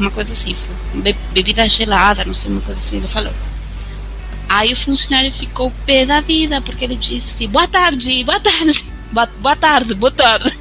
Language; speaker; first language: Portuguese; non-native, fluent; Spanish